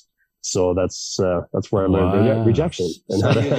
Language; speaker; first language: English; native; English